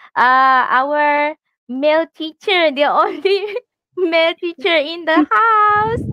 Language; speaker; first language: English; non-native, local second language; Malay